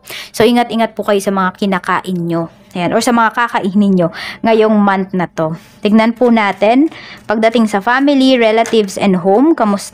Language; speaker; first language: Filipino; native; Filipino